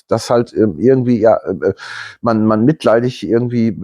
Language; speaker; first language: German; native; German